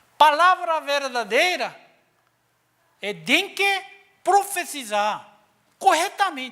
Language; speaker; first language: Portuguese; non-native, learner; Korean